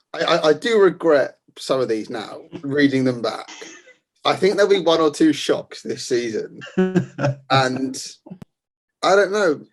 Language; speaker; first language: English; native; English